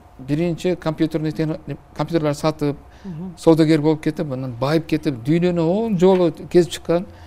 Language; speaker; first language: Kyrgyz; non-native, local second language; Uzbek